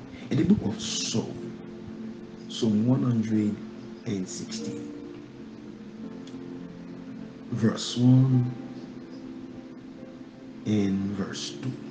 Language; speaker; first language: English; non-native, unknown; Haitian Creole